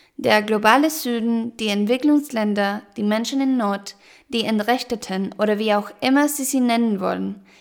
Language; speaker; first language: German; non-native, fluent; Spanish